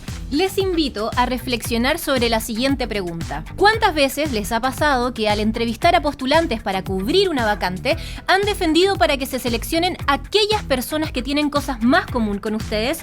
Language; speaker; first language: Spanish; native; Spanish